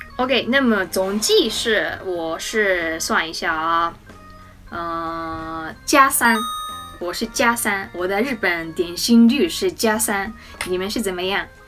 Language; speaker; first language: Chinese; non-native, fluent; Japanese